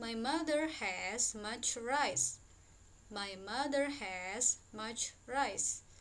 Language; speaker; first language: English; non-native, fluent; Indonesian